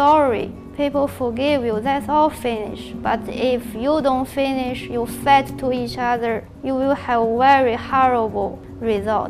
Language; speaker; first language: English; non-native, learner; Chinese